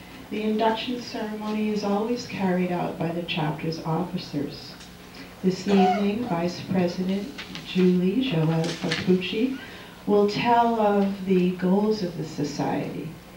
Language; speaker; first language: English; native; English